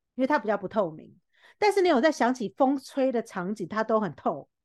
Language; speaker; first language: Chinese; native; Chinese